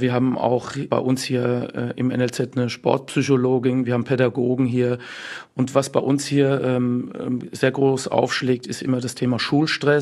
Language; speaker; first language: German; native; German